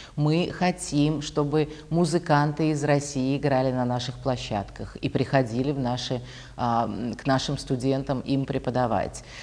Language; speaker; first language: Russian; native; Russian